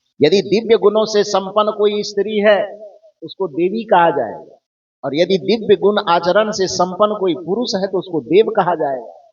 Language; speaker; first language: Hindi; native; Hindi